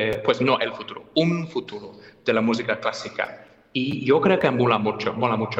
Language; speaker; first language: Spanish; non-native, fluent; English